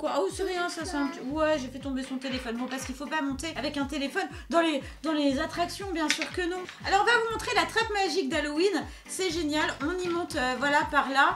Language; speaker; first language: French; native; French